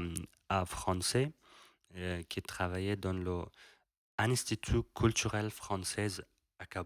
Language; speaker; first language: French; non-native, learner; Persian